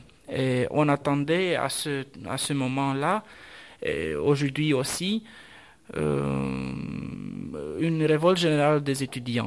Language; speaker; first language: French; non-native, fluent; Romanian